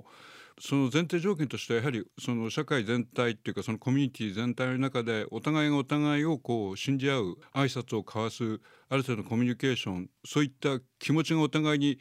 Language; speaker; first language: Japanese; native; Japanese